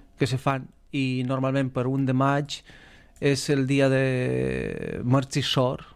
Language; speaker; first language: Catalan; non-native, learner; Romanian